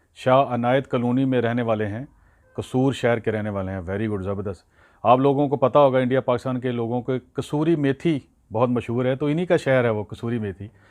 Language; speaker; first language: Urdu; non-native, local second language; Punjabi